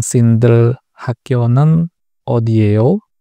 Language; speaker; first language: Korean; non-native, fluent; Indonesian